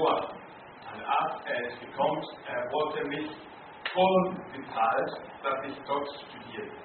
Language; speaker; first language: German; non-native, learner; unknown